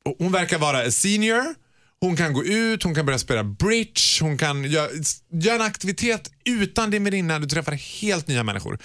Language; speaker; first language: Swedish; native; Swedish